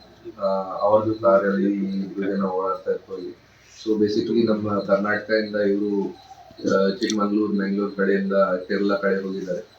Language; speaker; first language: Kannada; non-native, fluent; Hindi